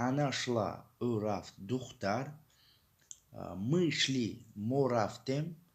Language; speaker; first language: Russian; non-native, fluent; Tajik